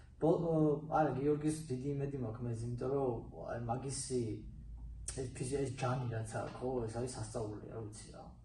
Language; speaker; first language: Georgian; early bilingual, heritage; Georgian